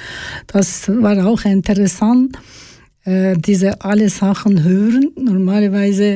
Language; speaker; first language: German; non-native, learner; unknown